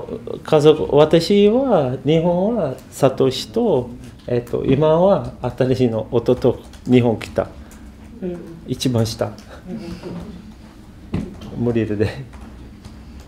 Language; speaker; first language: Japanese; non-native, learner; Portuguese